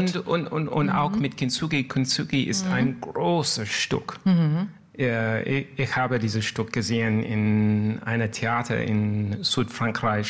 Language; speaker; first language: German; non-native, learner; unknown